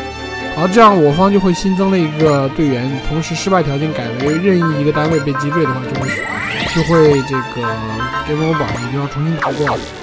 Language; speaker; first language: Chinese; native; Chinese